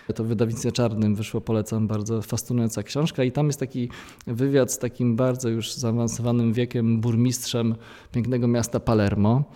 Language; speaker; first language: Polish; native; Polish